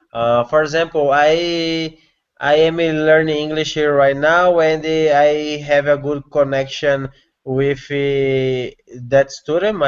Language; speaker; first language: English; non-native, learner; Portuguese